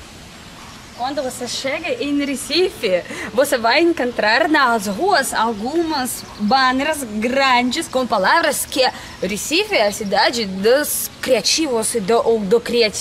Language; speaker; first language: Portuguese; non-native, fluent; Russian